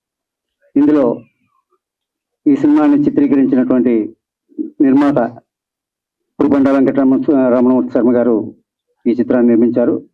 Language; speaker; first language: Telugu; native; Telugu